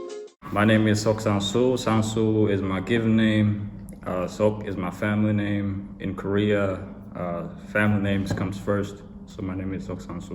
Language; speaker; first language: English; non-native, fluent; Korean